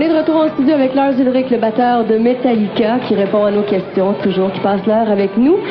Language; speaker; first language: French; native; French